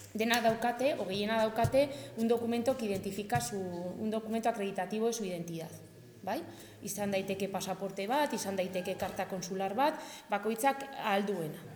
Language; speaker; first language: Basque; non-native, local second language; Spanish